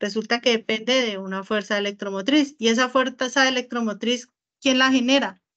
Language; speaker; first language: Spanish; native; Spanish